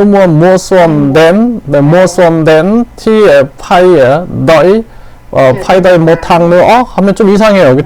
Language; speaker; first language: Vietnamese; non-native, learner; Korean